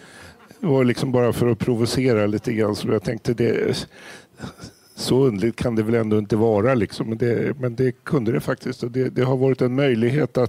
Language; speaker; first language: Swedish; native; Swedish